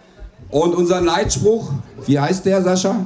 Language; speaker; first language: German; native; German